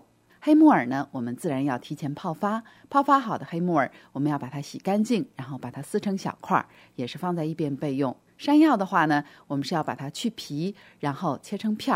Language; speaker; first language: Chinese; native; Chinese